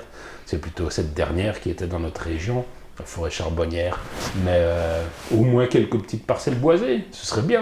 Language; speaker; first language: French; native; French